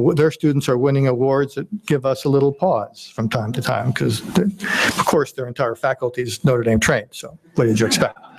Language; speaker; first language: English; native; English